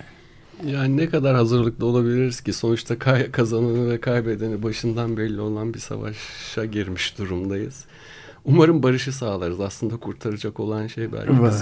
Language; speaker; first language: Turkish; native; Turkish